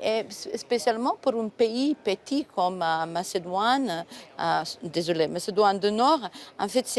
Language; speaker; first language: French; non-native, fluent; Macedonian